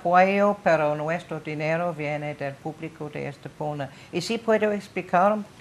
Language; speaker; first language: Spanish; non-native, learner; English